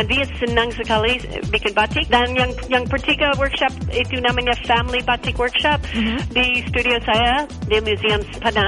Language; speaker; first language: Indonesian; non-native, learner; English